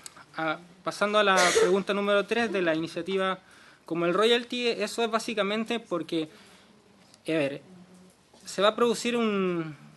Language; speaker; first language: Spanish; native; Spanish